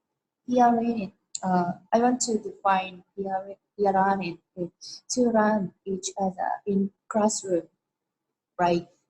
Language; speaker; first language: English; non-native, learner; Japanese